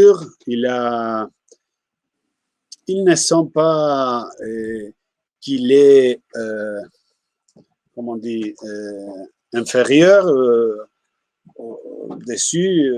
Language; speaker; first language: French; non-native, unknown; Spanish